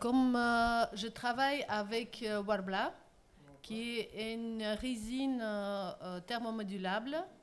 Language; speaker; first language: French; non-native, fluent; Russian